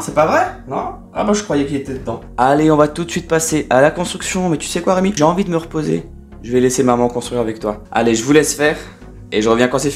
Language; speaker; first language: French; native; French